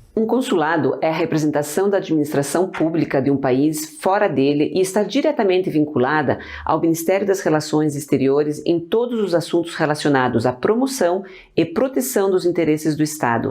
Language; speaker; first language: Portuguese; early bilingual, other home language; Spanish